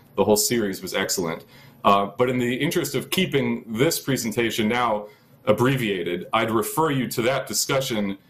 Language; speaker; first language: English; native; English